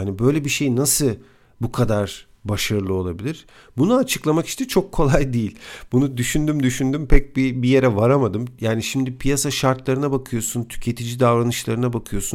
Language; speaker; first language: Turkish; native; Turkish